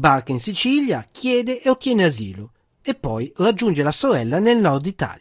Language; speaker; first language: Italian; native; Italian